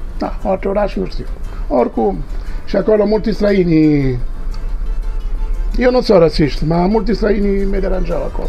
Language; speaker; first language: Romanian; non-native, learner; Italian